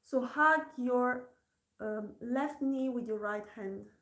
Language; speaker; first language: English; non-native, fluent; Italian